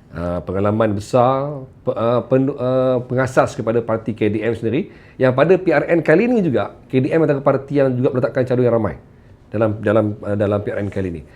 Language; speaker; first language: Malay; native; Malay